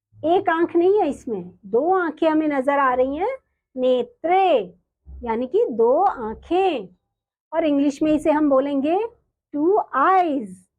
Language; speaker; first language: Hindi; native; Hindi